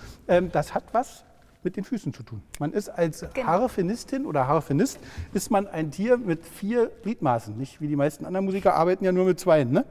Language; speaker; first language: German; native; German